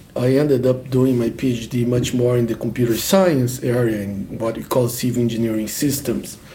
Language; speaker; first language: English; non-native, fluent; Portuguese